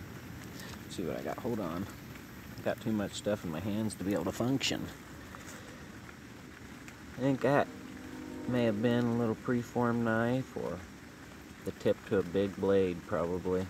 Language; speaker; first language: English; native; English